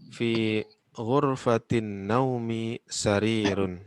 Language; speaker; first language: Arabic; non-native, fluent; Indonesian